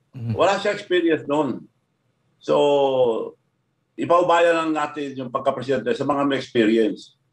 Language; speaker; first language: Filipino; non-native, local second language; Iloko